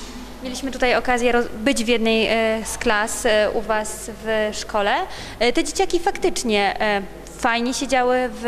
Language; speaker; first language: Polish; native; Polish